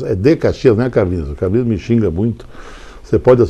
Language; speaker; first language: Portuguese; native; Portuguese